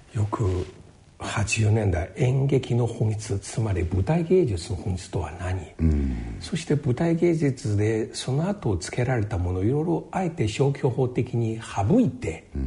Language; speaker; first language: Japanese; non-native, fluent; Chinese